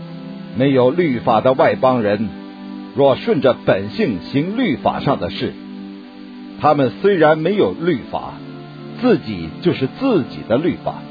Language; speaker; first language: Chinese; native; Chinese